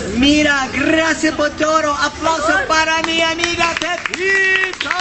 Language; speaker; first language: Spanish; non-native, learner; English